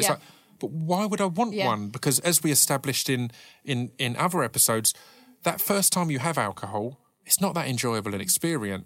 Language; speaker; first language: English; native; English